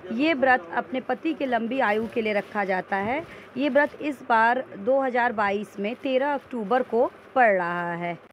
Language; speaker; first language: Hindi; native; Hindi